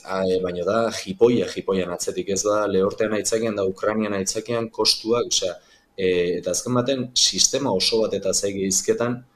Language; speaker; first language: Basque; native; Basque